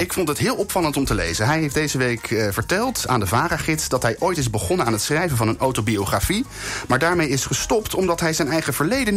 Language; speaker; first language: Dutch; native; Dutch